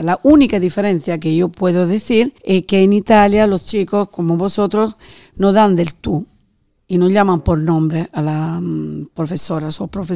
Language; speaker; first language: Spanish; non-native, fluent; Italian